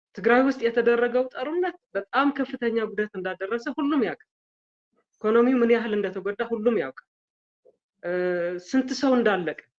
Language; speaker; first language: Amharic; non-native, local second language; Tigrinya